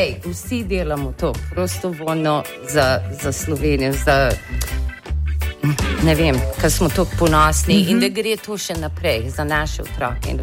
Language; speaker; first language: Slovenian; early bilingual, heritage; Slovenian